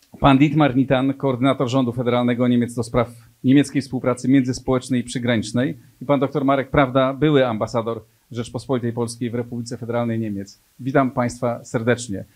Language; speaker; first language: Polish; native; Polish